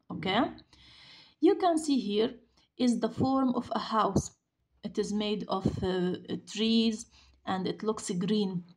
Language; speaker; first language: English; non-native, fluent; Arabic